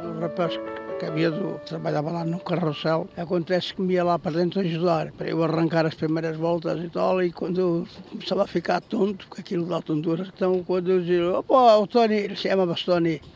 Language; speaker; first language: Portuguese; native; Portuguese